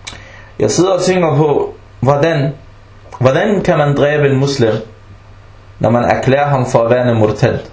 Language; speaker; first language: Danish; early bilingual, other home language; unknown